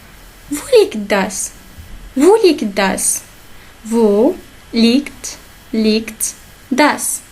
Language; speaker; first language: German; non-native, learner; Arabic